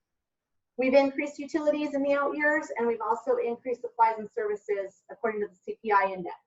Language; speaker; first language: English; native; English